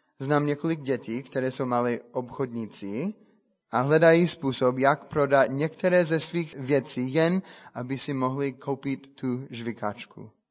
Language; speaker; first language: Czech; non-native, fluent; English